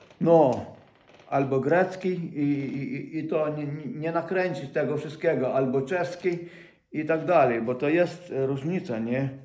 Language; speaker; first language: Polish; non-native, fluent; Ukrainian